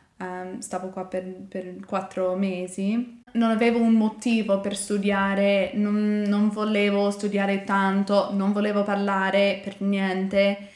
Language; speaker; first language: Italian; non-native, learner; English